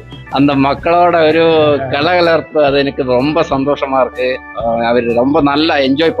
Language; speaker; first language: Tamil; non-native, learner; Malayalam